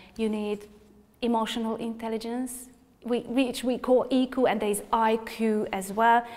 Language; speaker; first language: English; non-native, fluent; Hungarian